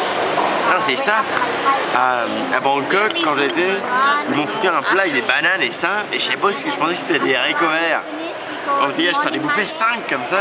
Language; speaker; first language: French; native; French